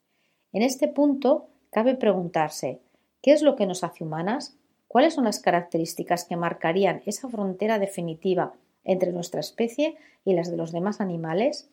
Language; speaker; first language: Spanish; native; Spanish